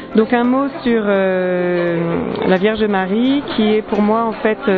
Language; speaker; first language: French; native; French